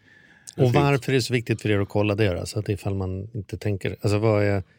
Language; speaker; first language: Swedish; native; Swedish